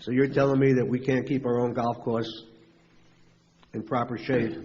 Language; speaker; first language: English; native; English